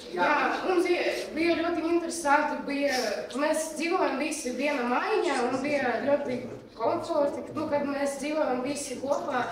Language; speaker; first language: Latvian; non-native, local second language; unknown